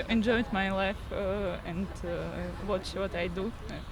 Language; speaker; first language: English; non-native, learner; Slovak